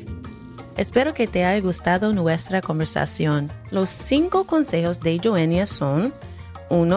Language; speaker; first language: Spanish; non-native, fluent; English